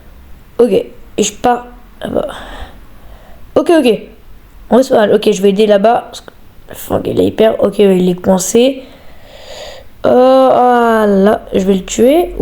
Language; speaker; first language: French; native; French